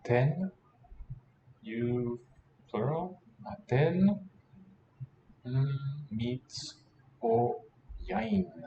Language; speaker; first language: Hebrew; non-native, learner; English